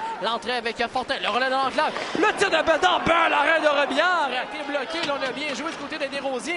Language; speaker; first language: French; native; French